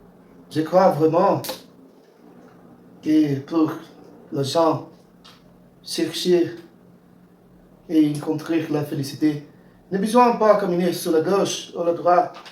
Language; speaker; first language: French; non-native, learner; Portuguese